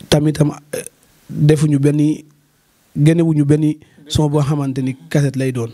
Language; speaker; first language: Wolof; native; Wolof